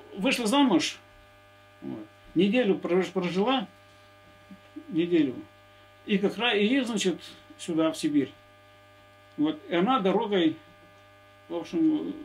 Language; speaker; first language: Russian; native; Russian